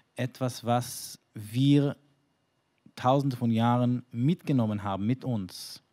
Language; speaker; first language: German; non-native, fluent; Hebrew